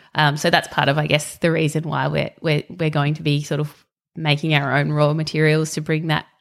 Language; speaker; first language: English; native; English